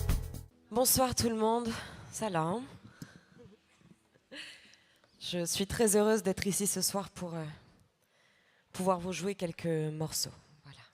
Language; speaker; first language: French; early bilingual, heritage; French